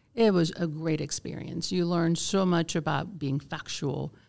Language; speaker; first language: English; non-native, fluent; Spanish